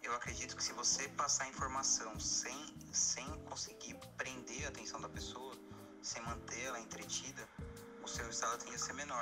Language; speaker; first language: Portuguese; native; Portuguese